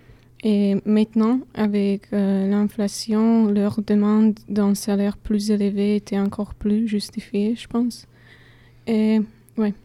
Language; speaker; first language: French; non-native, fluent; Slovak